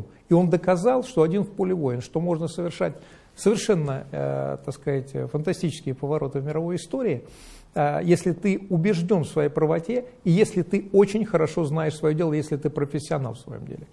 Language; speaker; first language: Russian; native; Russian